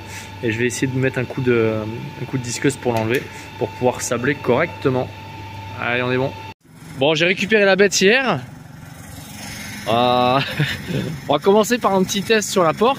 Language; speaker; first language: French; native; French